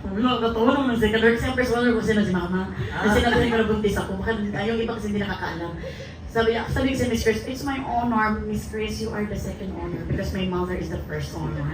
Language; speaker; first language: Filipino; non-native, local second language; Cebuano